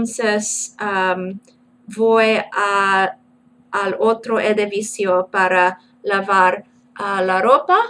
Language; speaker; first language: Spanish; non-native, learner; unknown